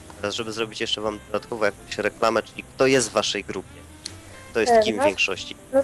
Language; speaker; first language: Polish; native; Polish